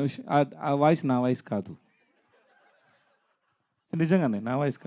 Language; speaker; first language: Telugu; non-native, learner; Tamil